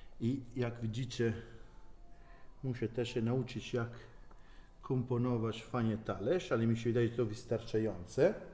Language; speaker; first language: Polish; non-native, learner; Italian